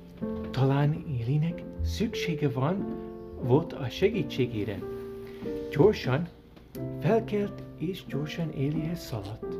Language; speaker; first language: Hungarian; early bilingual, heritage; Hungarian